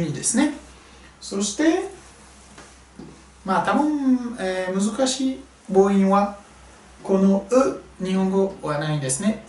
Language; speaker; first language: Japanese; non-native, fluent; French